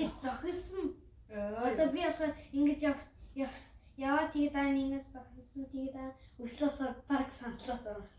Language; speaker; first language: Mongolian; early bilingual, heritage; Mongolian